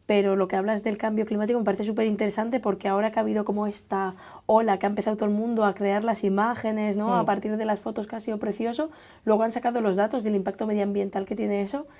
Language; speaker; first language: Spanish; native; Spanish